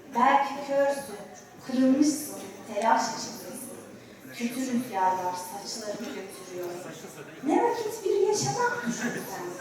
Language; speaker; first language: Turkish; non-native, learner; Arabic